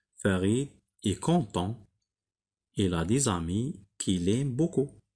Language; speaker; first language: French; non-native, local second language; Arabic